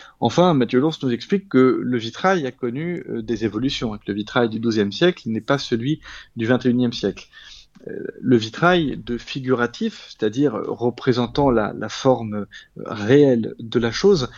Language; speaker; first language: French; native; French